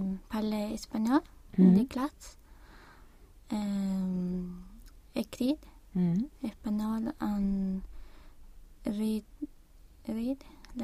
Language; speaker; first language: French; non-native, learner; Spanish